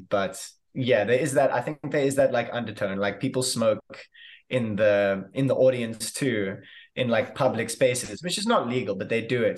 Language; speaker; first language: English; native; English